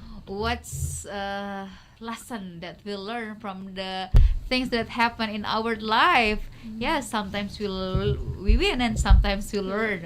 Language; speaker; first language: English; non-native, learner; Indonesian